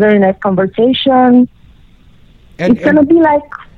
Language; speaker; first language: English; non-native, fluent; Romanian